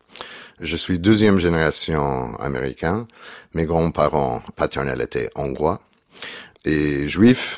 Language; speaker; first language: French; non-native, fluent; English